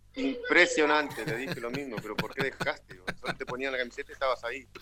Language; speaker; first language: Spanish; native; Spanish